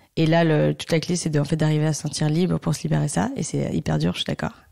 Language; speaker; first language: French; native; French